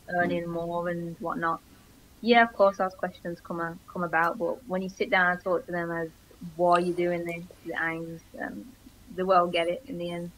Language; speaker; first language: English; early bilingual, other home language; Greek